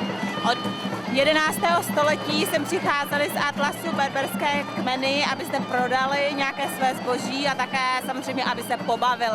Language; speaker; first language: Czech; native; Czech